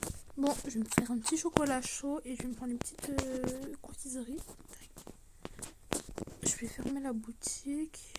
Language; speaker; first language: French; native; French